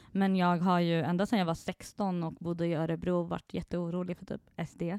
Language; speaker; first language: Swedish; early bilingual, other home language; Kurdish